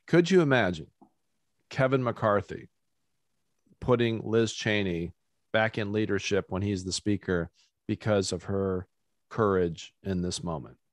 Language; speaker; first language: English; native; English